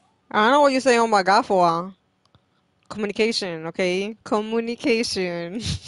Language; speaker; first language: English; early bilingual, other home language; Spanish